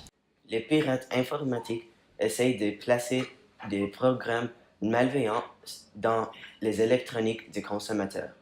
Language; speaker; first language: French; non-native, learner; English